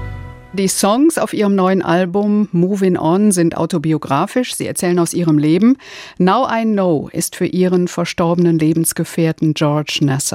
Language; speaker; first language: German; native; German